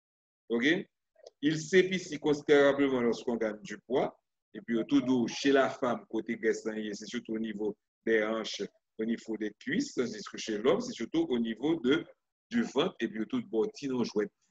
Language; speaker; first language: French; non-native, local second language; Haitian Creole